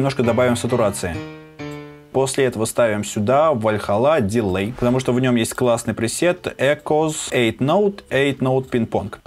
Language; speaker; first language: Russian; native; Russian